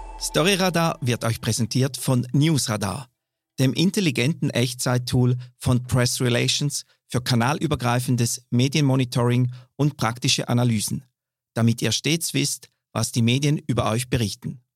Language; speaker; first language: German; native; German